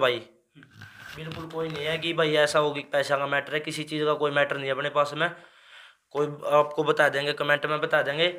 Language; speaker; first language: Hindi; native; Hindi